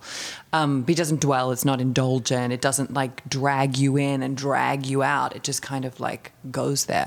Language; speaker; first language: English; native; English